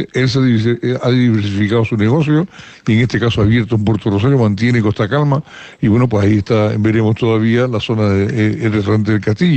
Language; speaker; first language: Spanish; native; Spanish